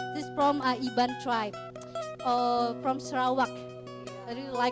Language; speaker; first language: English; non-native, fluent; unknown